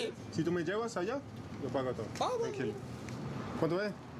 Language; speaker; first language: Spanish; early bilingual, heritage; English